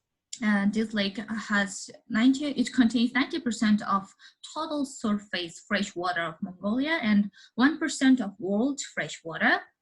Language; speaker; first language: English; non-native, learner; Mongolian